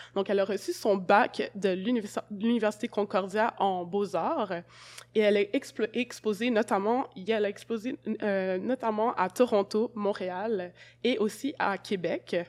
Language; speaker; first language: French; native; French